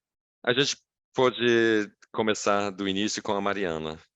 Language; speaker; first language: Portuguese; non-native, fluent; English